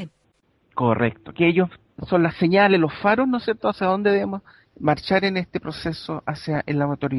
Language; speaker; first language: Spanish; native; Spanish